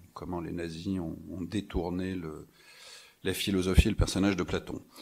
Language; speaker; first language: French; native; French